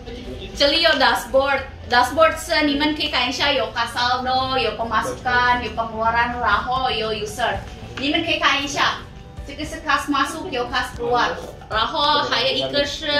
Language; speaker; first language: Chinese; non-native, learner; Indonesian